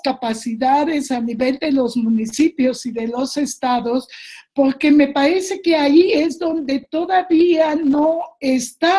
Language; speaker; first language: Spanish; native; Spanish